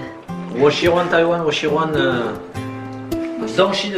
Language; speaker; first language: Chinese; non-native, learner; French